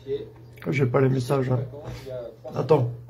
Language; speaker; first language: French; native; French